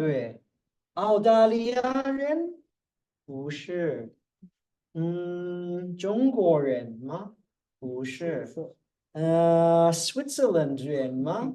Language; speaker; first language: Chinese; non-native, fluent; English